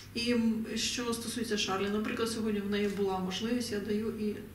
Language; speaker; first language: Ukrainian; native; Ukrainian